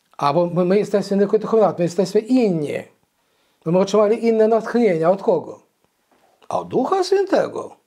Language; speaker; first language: Polish; early bilingual, heritage; Polish